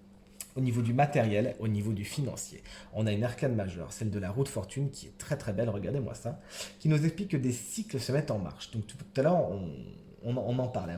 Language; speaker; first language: French; native; French